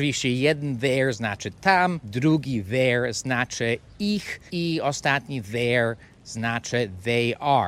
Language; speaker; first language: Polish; non-native, fluent; English